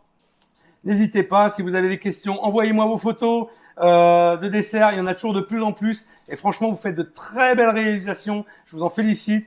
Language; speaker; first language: French; native; French